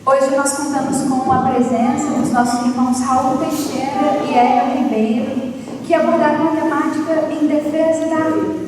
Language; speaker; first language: Portuguese; native; Portuguese